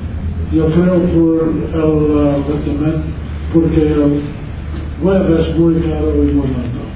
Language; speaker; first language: Spanish; non-native, learner; English